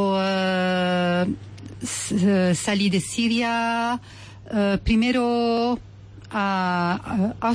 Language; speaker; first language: Spanish; non-native, learner; Arabic